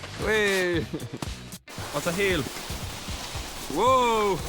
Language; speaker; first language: Danish; native; Danish